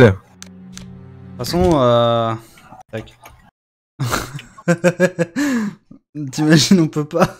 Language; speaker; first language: French; native; French